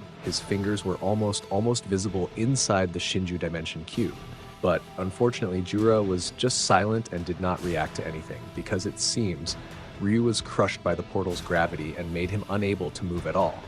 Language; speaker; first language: English; non-native, fluent; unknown